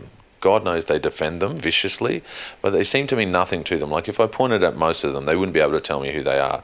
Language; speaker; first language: English; native; English